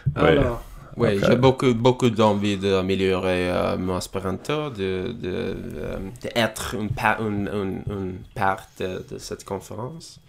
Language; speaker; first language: French; non-native, learner; English